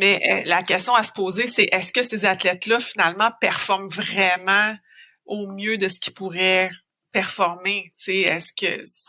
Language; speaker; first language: French; native; French